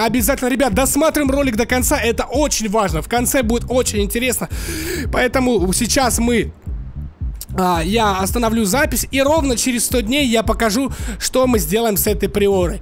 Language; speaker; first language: Russian; native; Russian